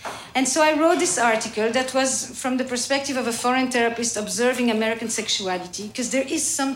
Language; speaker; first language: English; non-native, fluent; French